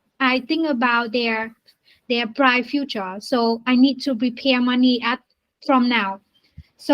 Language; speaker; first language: English; non-native, learner; Vietnamese